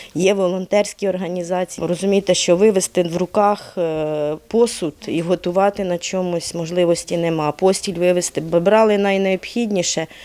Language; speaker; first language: Ukrainian; native; Ukrainian